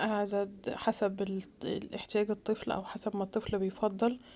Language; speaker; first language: Arabic; native; Arabic